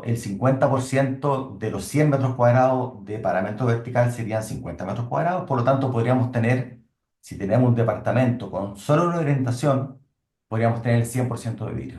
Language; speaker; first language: Spanish; native; Spanish